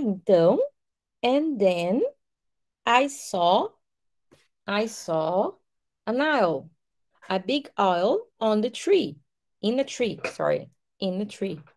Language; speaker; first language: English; non-native, fluent; Portuguese